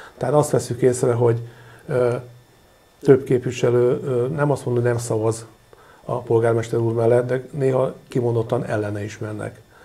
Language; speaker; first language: Hungarian; native; Hungarian